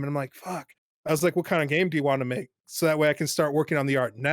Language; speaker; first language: English; native; English